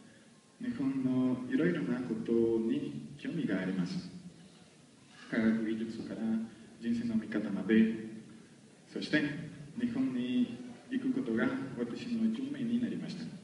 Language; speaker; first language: Japanese; non-native, learner; Spanish